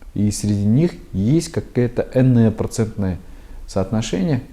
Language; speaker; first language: Russian; non-native, local second language; Kazakh